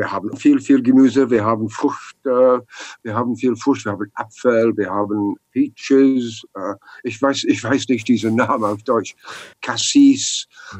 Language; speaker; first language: German; non-native, learner; English